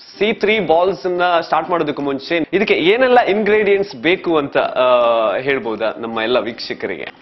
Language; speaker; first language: Kannada; native; Kannada